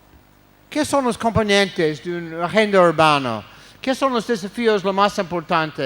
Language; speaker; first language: Spanish; non-native, fluent; English